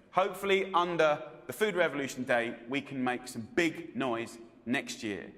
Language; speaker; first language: English; native; English